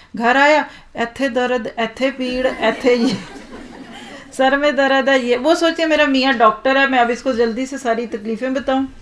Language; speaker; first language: Urdu; native; Urdu